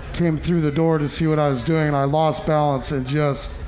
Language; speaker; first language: English; native; English